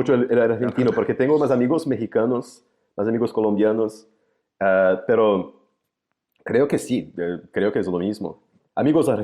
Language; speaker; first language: Spanish; non-native, fluent; Portuguese